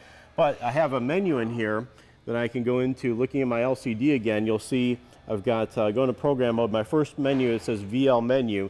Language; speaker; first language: English; native; English